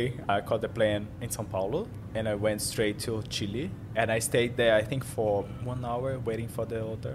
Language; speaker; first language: English; non-native, learner; Portuguese